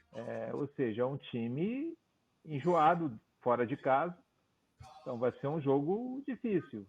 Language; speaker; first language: Portuguese; native; Portuguese